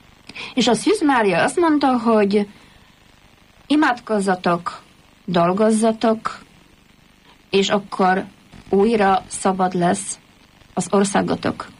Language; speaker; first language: Hungarian; non-native, fluent; Polish